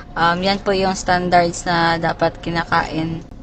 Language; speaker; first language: Filipino; non-native, local second language; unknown